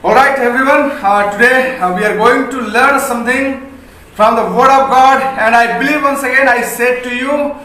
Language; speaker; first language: English; non-native, local second language; Hindi